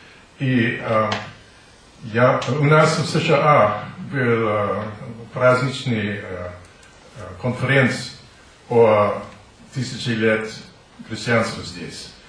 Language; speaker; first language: Russian; non-native, learner; English